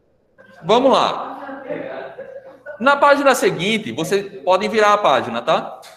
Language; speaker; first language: Portuguese; native; Portuguese